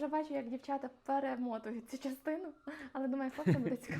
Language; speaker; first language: Ukrainian; native; Ukrainian